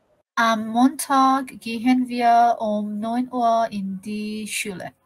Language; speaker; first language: German; non-native, learner; Persian